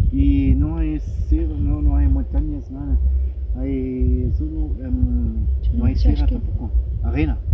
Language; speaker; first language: Spanish; non-native, learner; German